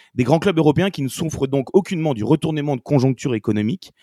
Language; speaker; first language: French; native; French